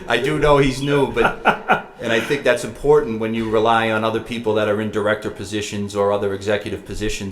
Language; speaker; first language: English; native; English